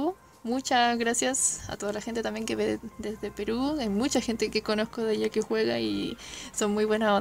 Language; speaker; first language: Spanish; native; Spanish